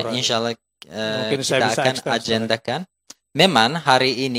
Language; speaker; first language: Indonesian; non-native, fluent; Turkish